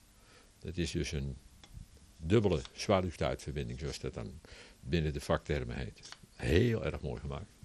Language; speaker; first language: Dutch; native; Dutch